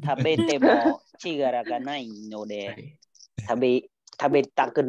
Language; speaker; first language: Japanese; non-native, learner; Khmer